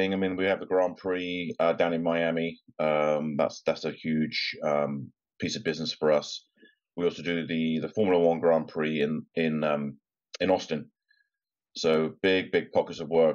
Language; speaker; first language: English; native; English